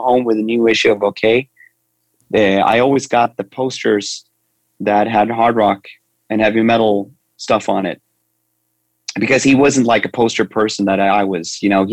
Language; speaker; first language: English; non-native, fluent; Swedish